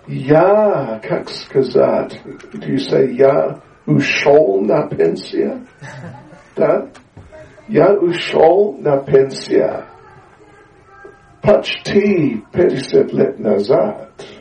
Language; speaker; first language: Russian; non-native, learner; English